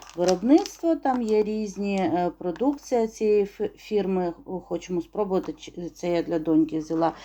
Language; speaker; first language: Ukrainian; non-native, local second language; Russian